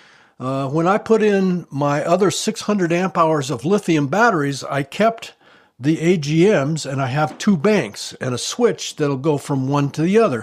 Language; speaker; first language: English; native; English